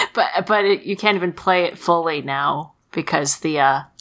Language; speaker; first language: English; early bilingual, other home language; Chinese